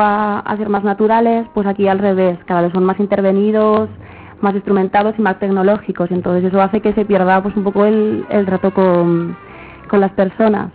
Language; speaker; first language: Spanish; native; Spanish